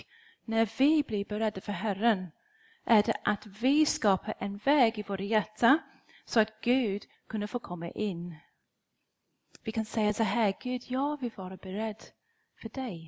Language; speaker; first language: Swedish; non-native, fluent; English